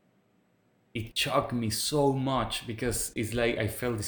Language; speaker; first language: English; non-native, fluent; Spanish